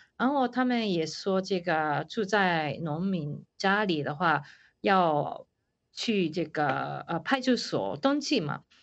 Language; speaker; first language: Chinese; non-native, fluent; Japanese